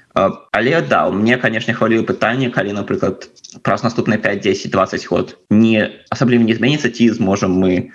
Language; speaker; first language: Belarusian; non-native, local second language; Russian